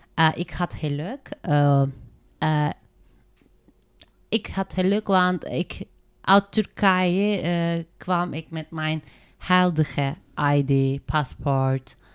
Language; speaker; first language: Dutch; non-native, learner; Turkish